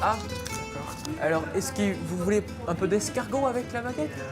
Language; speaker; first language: French; non-native, local second language; German